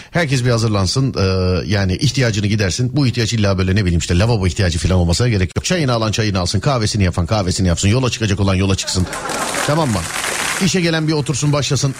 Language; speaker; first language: Turkish; native; Turkish